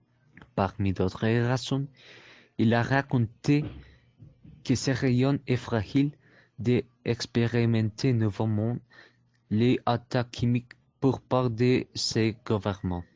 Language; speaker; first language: French; non-native, learner; Spanish